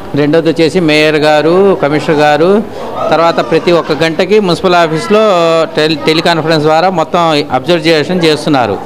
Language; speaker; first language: Telugu; native; Telugu